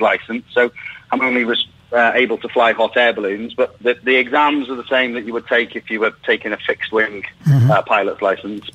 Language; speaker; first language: English; native; English